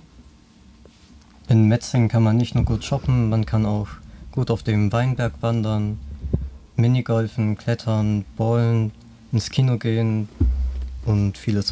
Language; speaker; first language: German; native; German